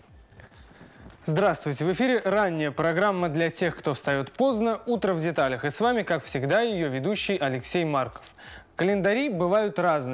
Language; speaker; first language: Russian; native; Russian